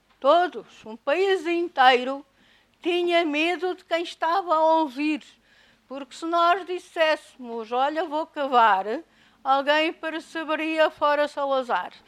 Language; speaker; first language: Portuguese; native; Portuguese